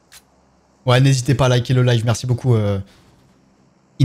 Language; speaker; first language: French; native; French